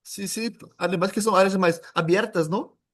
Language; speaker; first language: Spanish; non-native, fluent; Portuguese